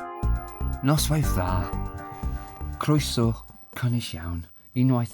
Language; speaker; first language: Welsh; non-native, fluent; English